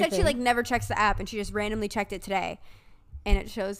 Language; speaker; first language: English; native; English